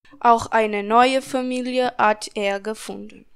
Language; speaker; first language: German; non-native, learner; Portuguese